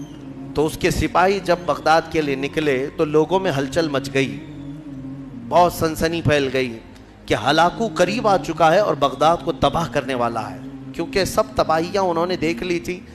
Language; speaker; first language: Urdu; native; Urdu